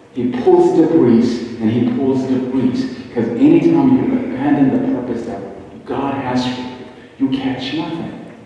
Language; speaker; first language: English; native; English